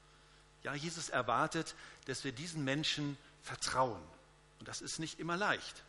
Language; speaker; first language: German; native; German